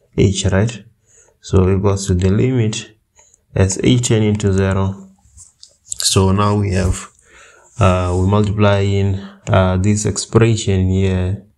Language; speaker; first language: English; native; English